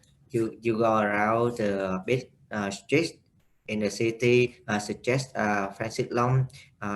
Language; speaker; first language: English; non-native, learner; Vietnamese